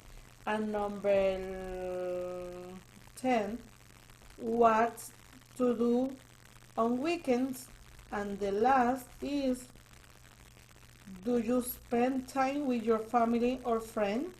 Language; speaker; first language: English; non-native, learner; Spanish